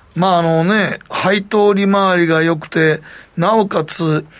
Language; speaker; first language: Japanese; native; Japanese